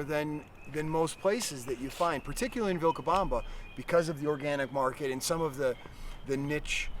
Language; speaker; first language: English; native; English